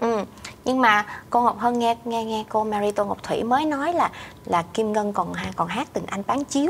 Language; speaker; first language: Vietnamese; native; Vietnamese